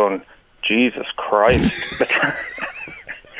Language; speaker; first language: English; native; English